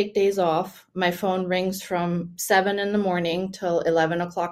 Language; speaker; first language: English; non-native, fluent; German